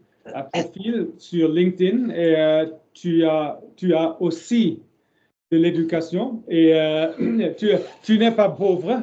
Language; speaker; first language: French; non-native, learner; German